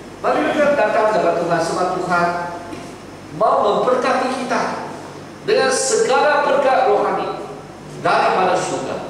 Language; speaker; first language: Malay; non-native, local second language; Chinese